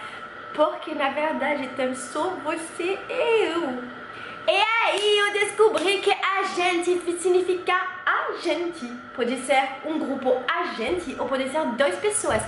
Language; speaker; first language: Portuguese; non-native, fluent; French